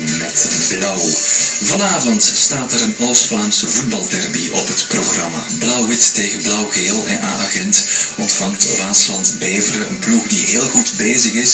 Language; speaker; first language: Dutch; native; Dutch